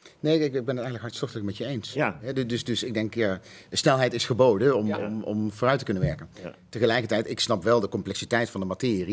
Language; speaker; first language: Dutch; native; Dutch